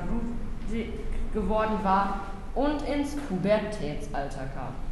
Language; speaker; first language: German; native; German